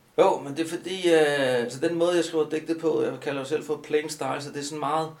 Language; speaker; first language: Danish; early bilingual, other home language; Spanish